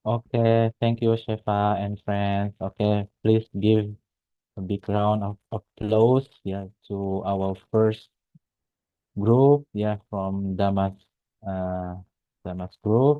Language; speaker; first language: English; non-native, fluent; Indonesian